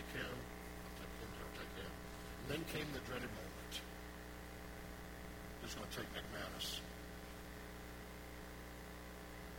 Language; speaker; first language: English; native; English